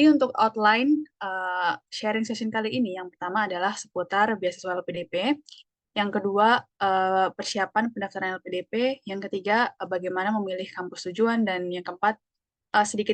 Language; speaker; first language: Indonesian; native; Indonesian